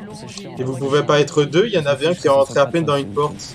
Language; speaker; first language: French; native; French